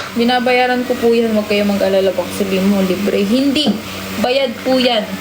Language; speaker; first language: Filipino; native; Filipino